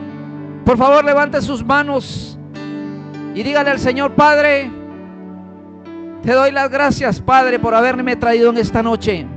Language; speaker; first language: Spanish; native; Spanish